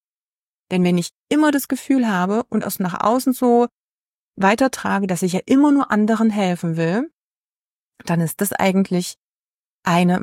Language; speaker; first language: German; native; German